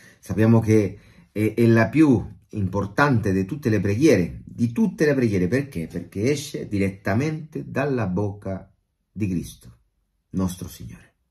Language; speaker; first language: Italian; non-native, fluent; Spanish